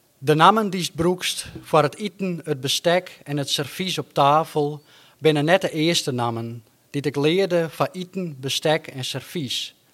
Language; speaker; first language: Dutch; non-native, local second language; Western Frisian